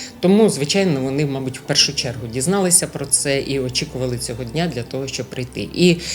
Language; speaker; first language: Ukrainian; native; Ukrainian